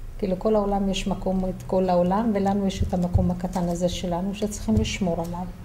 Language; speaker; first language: Hebrew; early bilingual, other home language; Yiddish